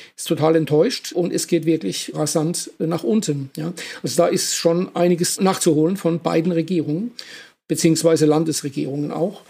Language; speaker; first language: German; native; German